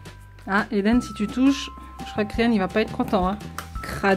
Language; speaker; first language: French; native; French